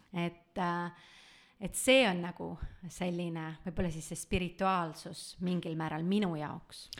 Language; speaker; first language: Estonian; native; Estonian